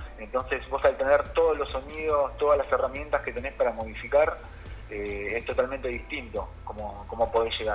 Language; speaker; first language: Spanish; native; Spanish